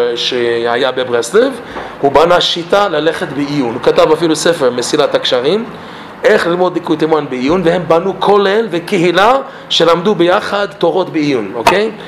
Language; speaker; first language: Hebrew; non-native, fluent; English